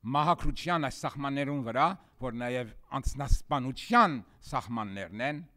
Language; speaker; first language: Armenian; early bilingual, heritage; Armenian